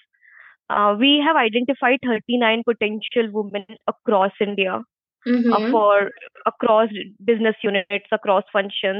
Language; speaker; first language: English; non-native, local second language; Hindi